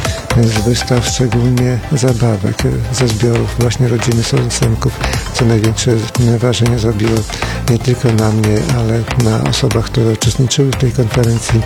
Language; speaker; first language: Polish; native; Polish